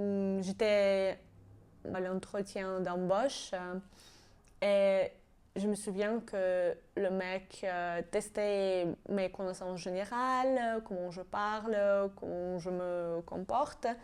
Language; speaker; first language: French; non-native, fluent; Georgian